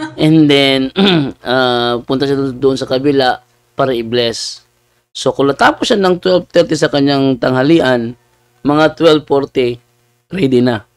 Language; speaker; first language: Filipino; native; Filipino